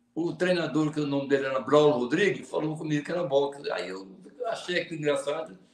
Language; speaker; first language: Portuguese; native; Portuguese